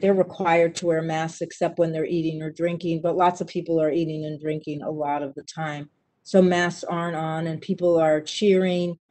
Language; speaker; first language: English; native; English